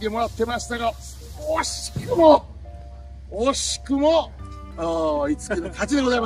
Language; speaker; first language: Japanese; native; Japanese